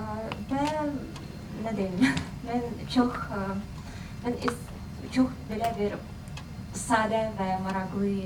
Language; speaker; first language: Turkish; non-native, learner; Azerbaijani